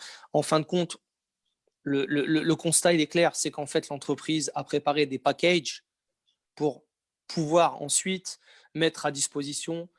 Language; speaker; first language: French; native; French